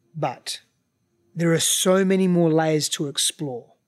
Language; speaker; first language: English; native; English